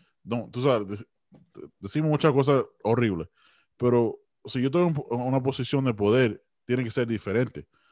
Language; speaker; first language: Spanish; early bilingual, heritage; Spanish